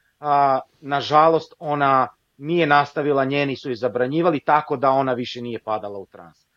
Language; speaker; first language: Serbian; native; Serbian